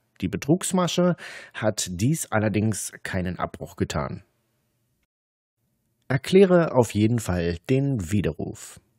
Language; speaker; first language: German; native; German